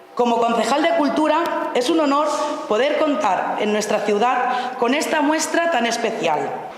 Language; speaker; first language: Spanish; non-native, local second language; Catalan